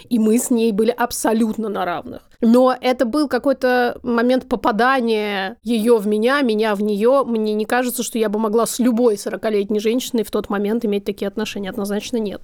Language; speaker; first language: Russian; native; Russian